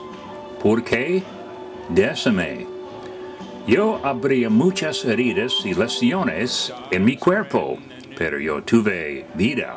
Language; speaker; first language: Spanish; non-native, learner; English